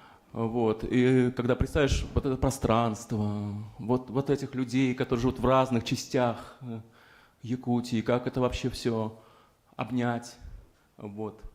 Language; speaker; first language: Russian; native; Russian